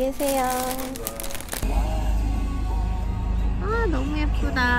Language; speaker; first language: Korean; native; Korean